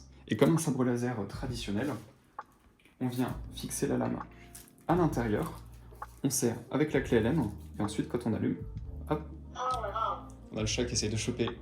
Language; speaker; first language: French; native; French